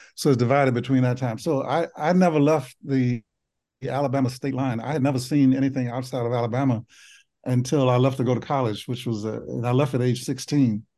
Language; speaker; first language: English; native; English